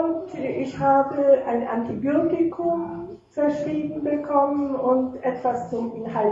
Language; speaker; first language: German; non-native, fluent; Russian